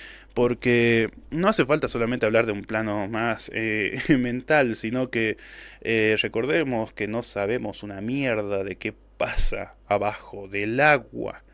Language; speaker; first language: Spanish; native; Spanish